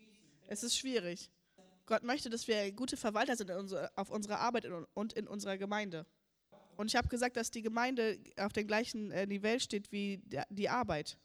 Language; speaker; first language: German; early bilingual, heritage; German